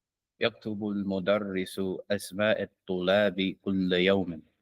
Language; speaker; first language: Arabic; non-native, learner; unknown